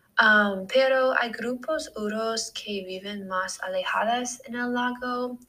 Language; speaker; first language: Spanish; non-native, learner; English